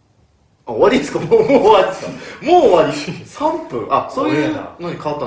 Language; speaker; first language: Japanese; native; Japanese